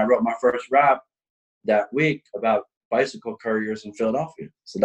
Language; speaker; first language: English; native; English